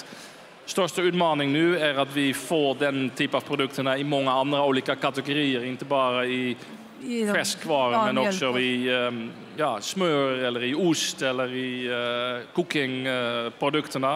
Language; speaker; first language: Swedish; non-native, fluent; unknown